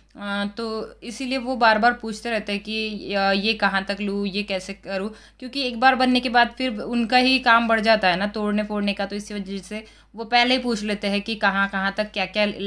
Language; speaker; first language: Hindi; non-native, local second language; Marathi